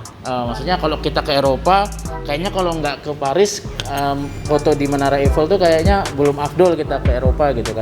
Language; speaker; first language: Indonesian; native; Indonesian